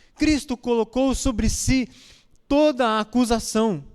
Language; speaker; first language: Portuguese; native; Portuguese